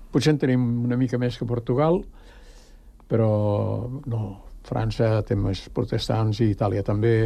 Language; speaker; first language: Catalan; native; Catalan